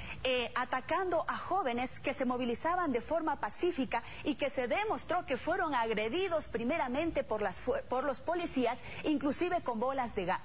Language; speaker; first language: Spanish; native; Spanish